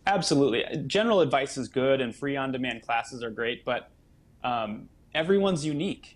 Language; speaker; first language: English; native; English